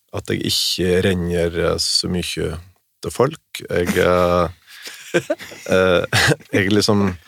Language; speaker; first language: Norwegian; native; Norwegian